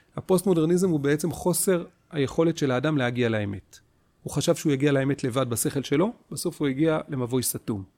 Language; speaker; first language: Hebrew; native; Hebrew